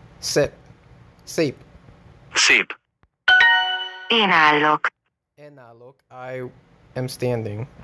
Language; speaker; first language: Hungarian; non-native, learner; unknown